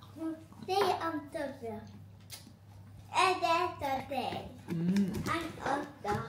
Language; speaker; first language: Swedish; early bilingual, other home language; Mongolian